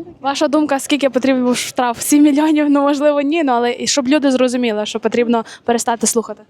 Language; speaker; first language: Ukrainian; native; Ukrainian